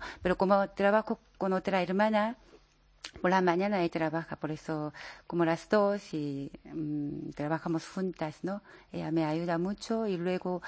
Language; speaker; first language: Spanish; non-native, learner; Korean